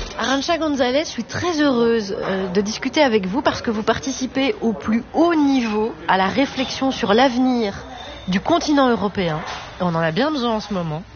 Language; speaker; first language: French; native; French